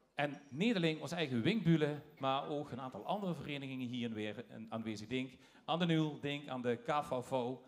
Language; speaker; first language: Dutch; native; Dutch